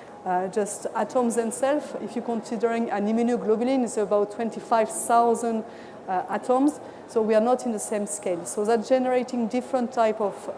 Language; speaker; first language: English; non-native, fluent; French